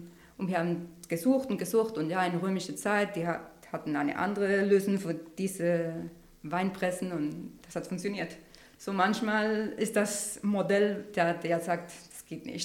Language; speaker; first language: German; non-native, learner; Spanish